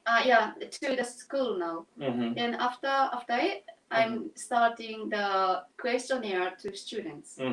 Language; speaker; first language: English; non-native, learner; Japanese